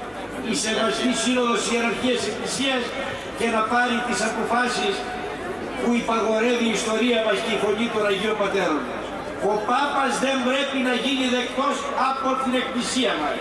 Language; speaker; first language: Greek; native; Greek